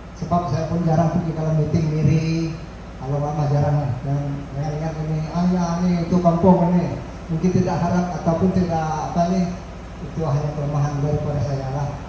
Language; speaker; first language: Malay; non-native, local second language; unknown